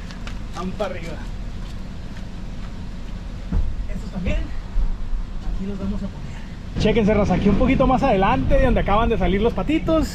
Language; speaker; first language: Spanish; native; Spanish